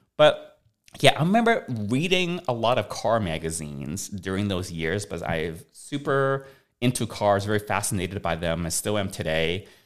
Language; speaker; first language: English; early bilingual, other home language; Cantonese